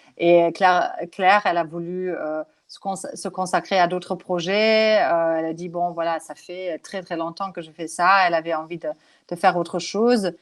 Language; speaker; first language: French; non-native, fluent; German